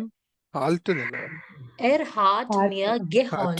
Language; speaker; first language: German; non-native, fluent; Malayalam